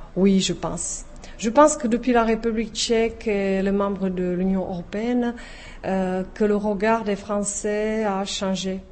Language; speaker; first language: French; non-native, fluent; Czech